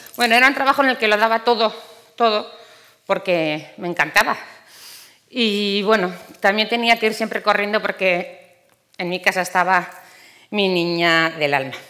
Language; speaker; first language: Spanish; native; Spanish